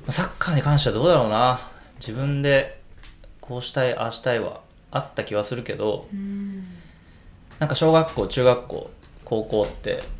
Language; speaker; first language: Japanese; native; Japanese